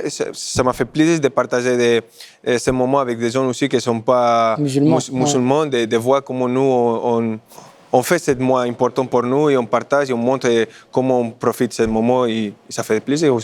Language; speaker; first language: French; non-native, fluent; Spanish